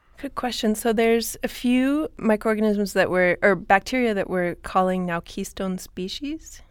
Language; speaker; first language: English; native; English